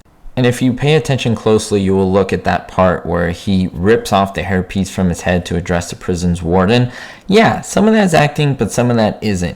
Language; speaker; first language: English; native; English